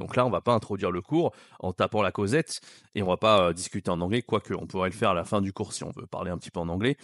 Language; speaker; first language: French; native; French